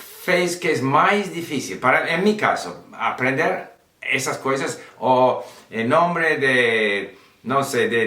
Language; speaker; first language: Portuguese; non-native, learner; English